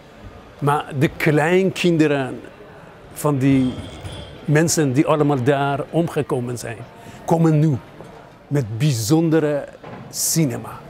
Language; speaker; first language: Dutch; non-native, fluent; Persian